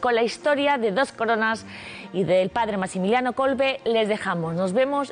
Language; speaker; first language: Spanish; native; Spanish